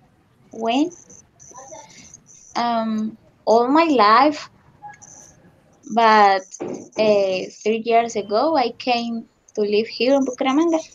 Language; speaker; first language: English; non-native, learner; Spanish